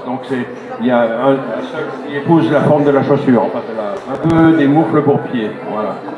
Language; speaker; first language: French; native; French